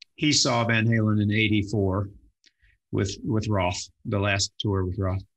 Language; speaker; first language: English; native; English